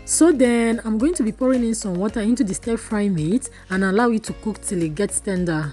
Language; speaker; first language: English; non-native, local second language; Igbo